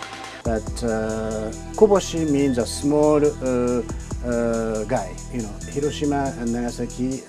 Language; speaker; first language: English; non-native, fluent; Japanese